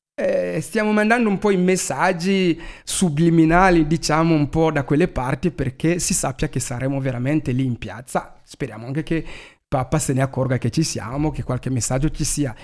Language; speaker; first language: Italian; non-native, fluent; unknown